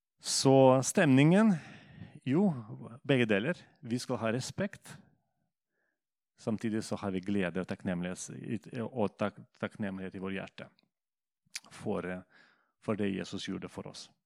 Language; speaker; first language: Norwegian; non-native, fluent; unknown